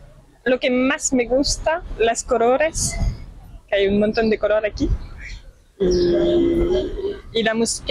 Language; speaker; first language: Spanish; non-native, learner; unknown